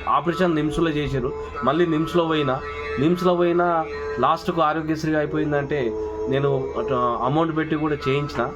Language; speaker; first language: Telugu; non-native, local second language; Lambadi